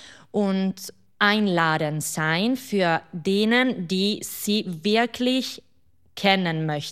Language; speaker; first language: German; non-native, local second language; Italian